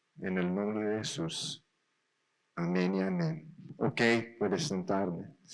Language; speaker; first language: Spanish; non-native, learner; English